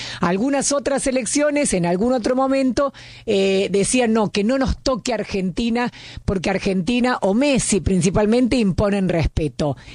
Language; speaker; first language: Spanish; native; Spanish